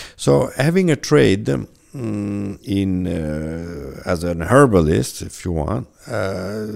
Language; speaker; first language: English; non-native, fluent; French